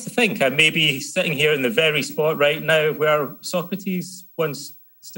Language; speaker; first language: English; native; English